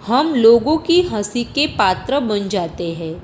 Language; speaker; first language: Hindi; non-native, local second language; Gujarati